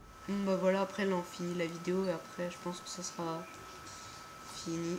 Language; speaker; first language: French; native; French